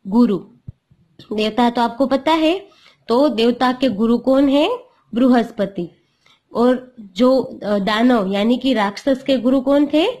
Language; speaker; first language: Hindi; non-native, local second language; Gujarati